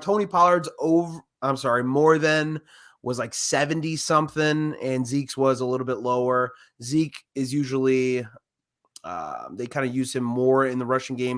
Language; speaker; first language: English; native; English